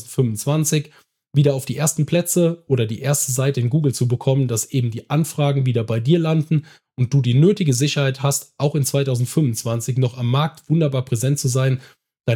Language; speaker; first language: German; native; German